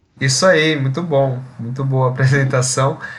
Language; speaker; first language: Portuguese; native; Portuguese